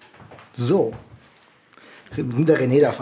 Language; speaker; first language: German; native; German